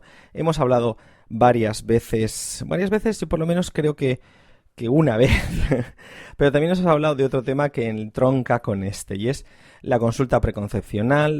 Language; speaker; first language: Spanish; native; Spanish